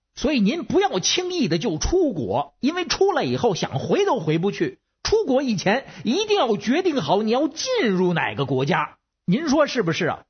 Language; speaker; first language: Chinese; native; Chinese